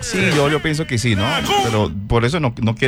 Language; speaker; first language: Spanish; native; Spanish